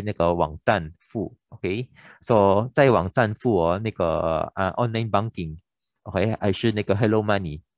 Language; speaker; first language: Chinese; non-native, local second language; Filipino